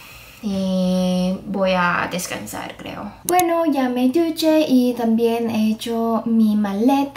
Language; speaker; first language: Spanish; non-native, fluent; Korean